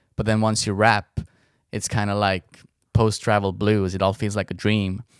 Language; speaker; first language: English; non-native, fluent; Estonian